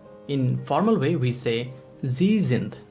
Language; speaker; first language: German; non-native, fluent; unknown